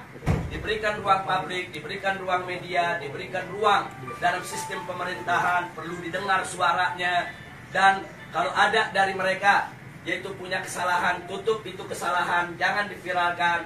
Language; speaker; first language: Indonesian; native; Indonesian